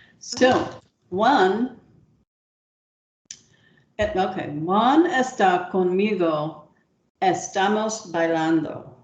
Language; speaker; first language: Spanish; non-native, learner; English